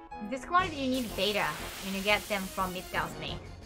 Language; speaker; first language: English; non-native, fluent; Japanese